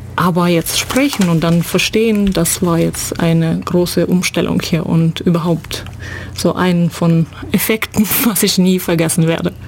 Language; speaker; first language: German; non-native, fluent; Russian